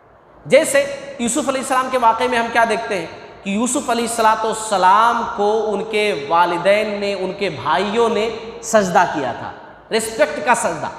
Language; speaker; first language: Urdu; native; Urdu